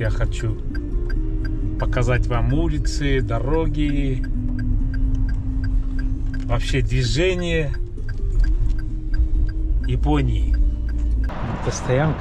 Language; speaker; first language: Russian; non-native, local second language; Kyrgyz